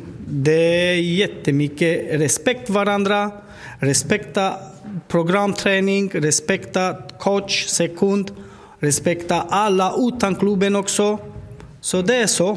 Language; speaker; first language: Swedish; non-native, learner; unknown